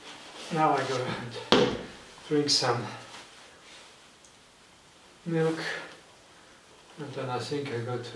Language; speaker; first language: English; non-native, learner; German